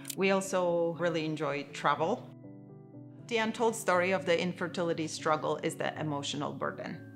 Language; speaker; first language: English; non-native, fluent; Polish